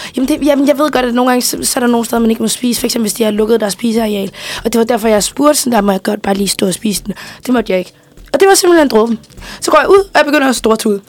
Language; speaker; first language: Danish; early bilingual, other home language; Spanish